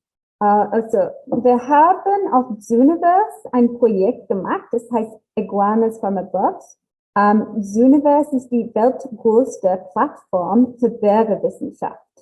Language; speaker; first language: German; non-native, learner; English